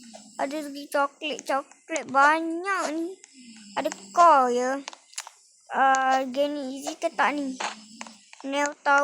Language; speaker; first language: Malay; native; Malay